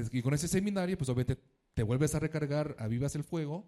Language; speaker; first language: Spanish; native; Spanish